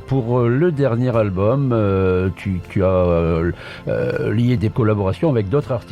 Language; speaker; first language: French; native; French